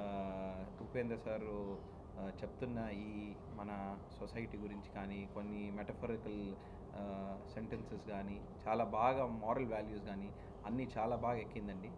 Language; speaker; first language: Telugu; native; Telugu